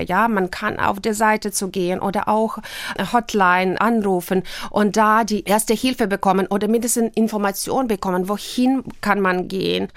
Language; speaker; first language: German; non-native, fluent; Ukrainian